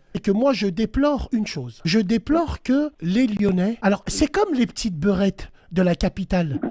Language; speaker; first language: French; native; French